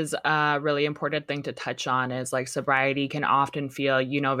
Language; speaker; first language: English; native; English